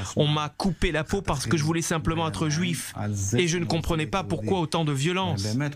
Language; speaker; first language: French; non-native, fluent; Arabic